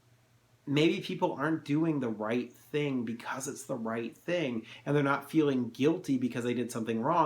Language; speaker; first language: English; native; English